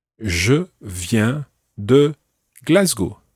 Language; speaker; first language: French; non-native, fluent; English